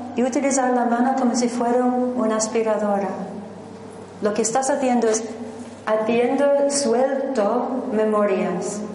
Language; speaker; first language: Spanish; non-native, fluent; English